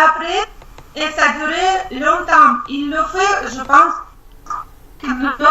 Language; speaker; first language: French; non-native, learner; Russian